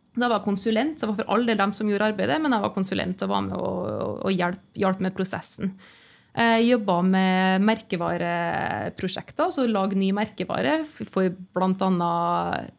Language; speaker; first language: Norwegian; native; Norwegian